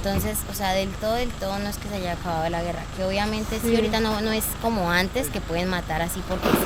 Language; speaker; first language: Spanish; native; Spanish